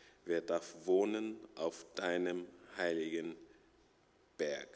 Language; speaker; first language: German; non-native, fluent; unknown